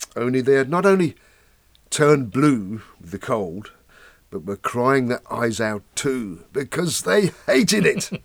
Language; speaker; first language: English; native; English